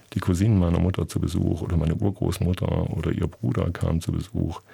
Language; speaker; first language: German; native; German